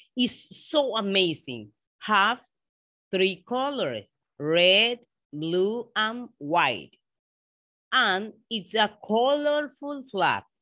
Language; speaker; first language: English; non-native, learner; Spanish